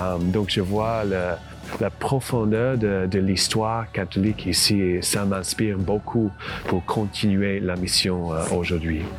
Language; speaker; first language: French; non-native, fluent; English